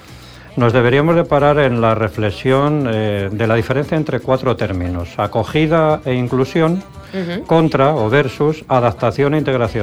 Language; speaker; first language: Spanish; native; Spanish